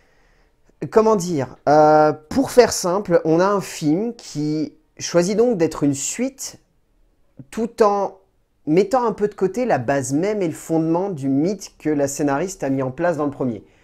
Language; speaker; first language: French; native; French